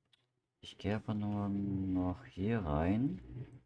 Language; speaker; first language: German; native; German